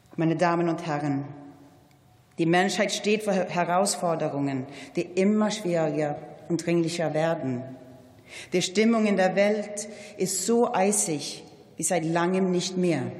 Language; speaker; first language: German; non-native, fluent; Swedish